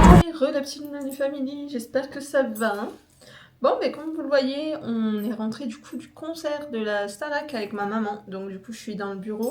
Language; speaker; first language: French; native; French